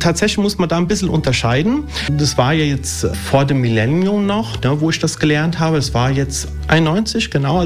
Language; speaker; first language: German; early bilingual, other home language; Italian